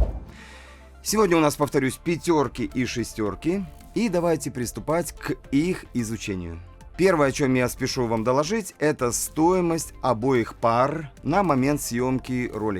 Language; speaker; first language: Russian; native; Russian